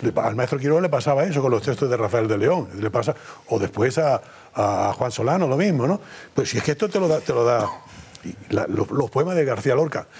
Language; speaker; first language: Spanish; native; Spanish